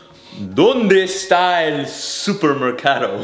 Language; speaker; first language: Spanish; non-native, learner; English